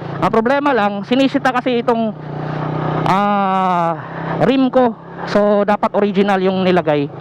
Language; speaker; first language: Filipino; non-native, local second language; Cebuano